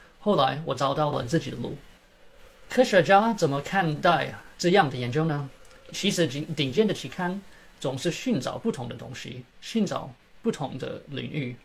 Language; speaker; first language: Chinese; early bilingual, heritage; Chinese